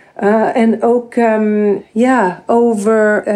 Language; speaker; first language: Dutch; non-native, fluent; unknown